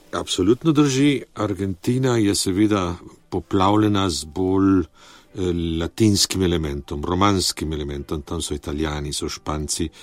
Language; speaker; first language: Slovenian; early bilingual, heritage; Slovenian